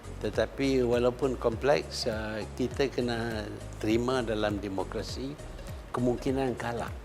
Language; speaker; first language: Malay; native; Malay